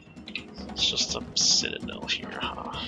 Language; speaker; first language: English; native; English